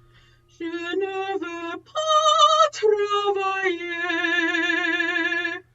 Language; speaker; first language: French; non-native, learner; English